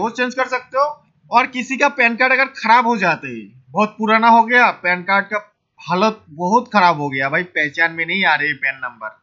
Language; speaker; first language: Hindi; non-native, local second language; Bangla